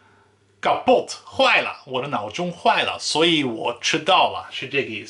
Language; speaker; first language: Chinese; non-native, fluent; Dutch